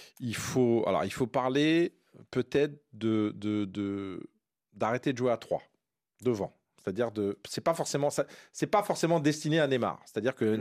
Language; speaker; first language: French; native; French